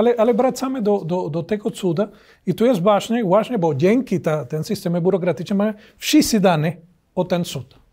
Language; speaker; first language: Polish; non-native, learner; Spanish